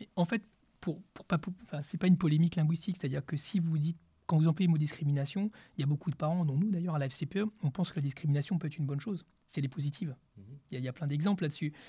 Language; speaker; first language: French; early bilingual, other home language; Spanish